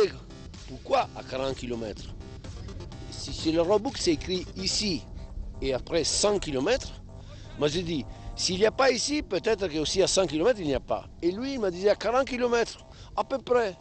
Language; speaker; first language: French; non-native, learner; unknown